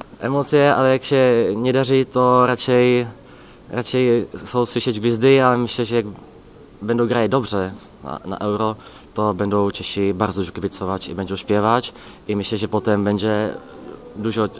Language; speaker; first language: Polish; non-native, learner; Czech